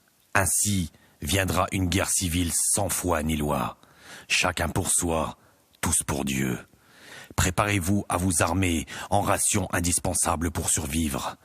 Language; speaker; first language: French; native; French